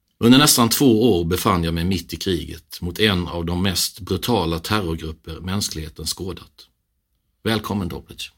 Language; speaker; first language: Swedish; native; Swedish